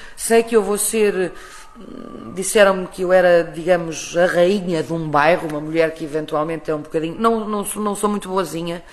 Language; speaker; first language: Portuguese; native; Portuguese